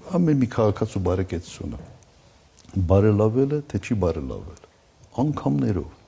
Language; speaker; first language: Armenian; native; Armenian